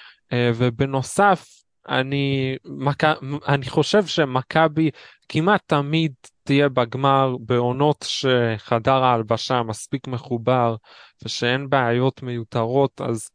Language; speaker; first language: Hebrew; native; Hebrew